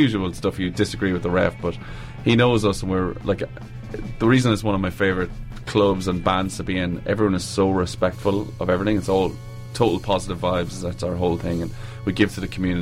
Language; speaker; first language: English; native; English